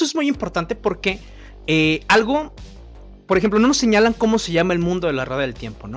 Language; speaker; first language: Spanish; native; Spanish